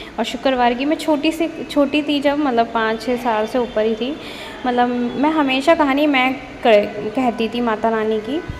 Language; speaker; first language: Hindi; native; Hindi